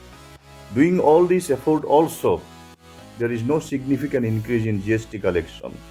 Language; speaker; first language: English; non-native, local second language; Assamese